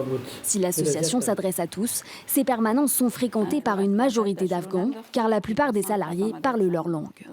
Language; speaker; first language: French; native; French